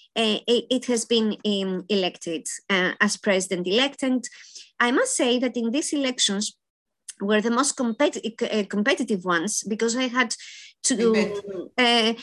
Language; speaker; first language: English; non-native, fluent; Greek